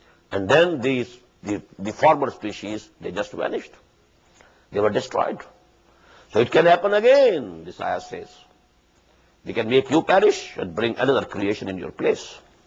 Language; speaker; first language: English; non-native, local second language; Urdu